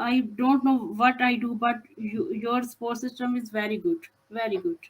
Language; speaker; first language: English; non-native, learner; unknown